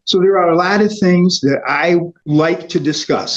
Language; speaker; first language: English; native; English